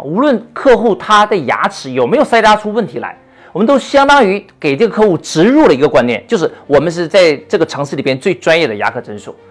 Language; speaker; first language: Chinese; native; Chinese